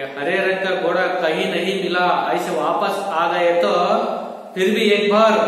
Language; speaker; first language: Hindi; non-native, local second language; Kannada